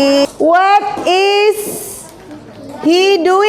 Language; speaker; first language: English; non-native, learner; Indonesian